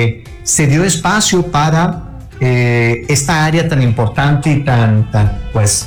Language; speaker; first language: Spanish; native; Spanish